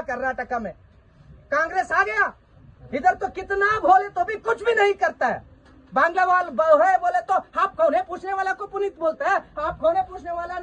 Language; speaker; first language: Hindi; non-native, local second language; Kannada